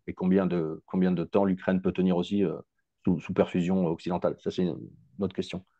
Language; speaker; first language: French; native; French